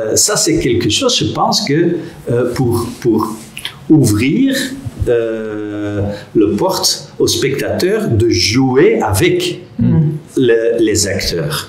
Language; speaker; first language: French; non-native, local second language; Dutch